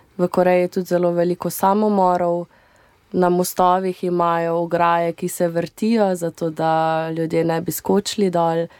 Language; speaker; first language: Slovenian; native; Slovenian